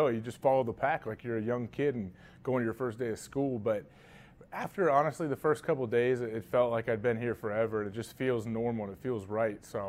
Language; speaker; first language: English; native; English